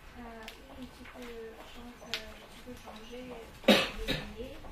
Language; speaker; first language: French; non-native, learner; Russian